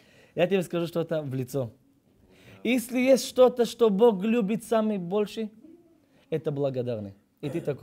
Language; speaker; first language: Russian; early bilingual, heritage; Russian